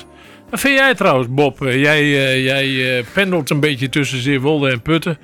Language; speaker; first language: Dutch; native; Dutch